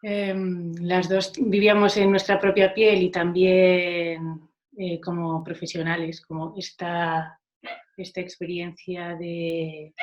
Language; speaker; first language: Spanish; non-native, local second language; Catalan